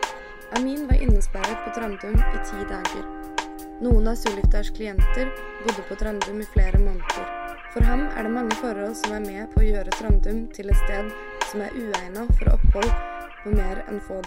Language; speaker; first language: Norwegian; native; Norwegian